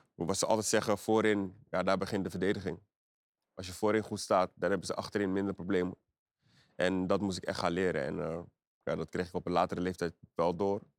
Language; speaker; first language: Dutch; native; Dutch